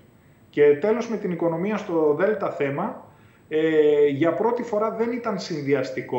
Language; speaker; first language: Greek; native; Greek